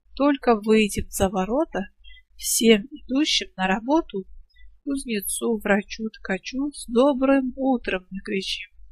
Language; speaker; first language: Russian; non-native, local second language; Kazakh